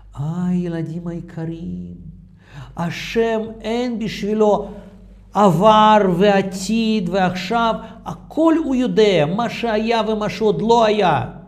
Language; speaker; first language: Hebrew; non-native, fluent; Russian